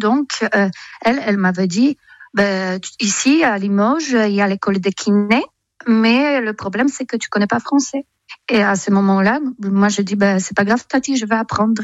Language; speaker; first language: French; non-native, fluent; Polish